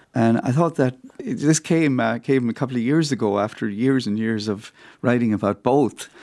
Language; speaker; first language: English; native; English